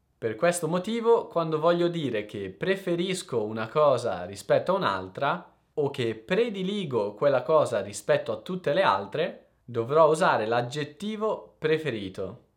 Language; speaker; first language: Italian; native; Italian